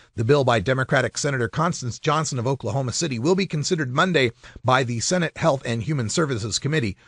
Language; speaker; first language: English; native; English